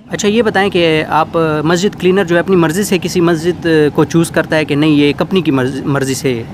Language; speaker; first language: Urdu; non-native, local second language; Pashto